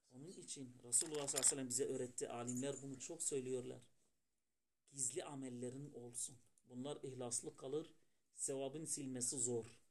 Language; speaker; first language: Turkish; non-native, fluent; Arabic